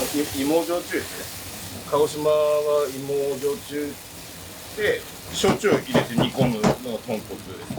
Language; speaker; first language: Japanese; native; Japanese